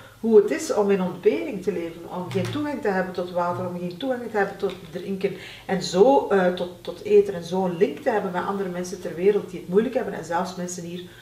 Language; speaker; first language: Dutch; non-native, local second language; Turkish